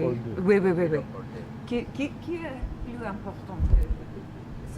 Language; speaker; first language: French; non-native, learner; English